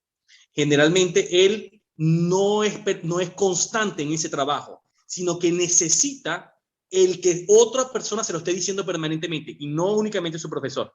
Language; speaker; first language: Spanish; native; Spanish